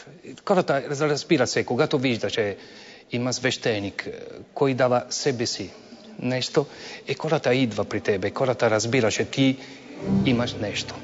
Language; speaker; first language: Bulgarian; non-native, learner; Italian